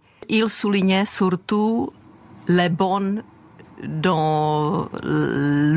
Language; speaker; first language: French; non-native, fluent; Czech